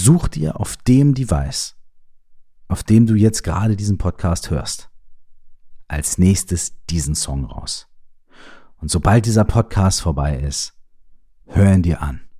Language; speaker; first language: German; native; German